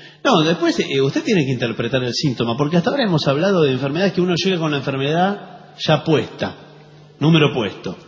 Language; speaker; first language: Spanish; native; Spanish